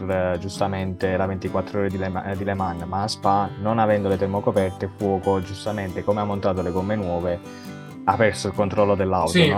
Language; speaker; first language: Italian; native; Italian